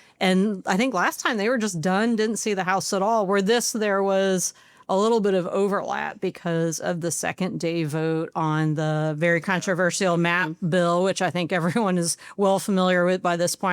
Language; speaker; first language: English; native; English